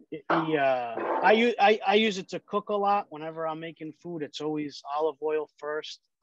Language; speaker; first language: English; early bilingual, other home language; Portuguese